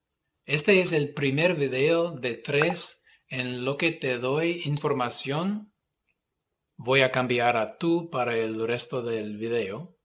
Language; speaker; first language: Spanish; non-native, fluent; English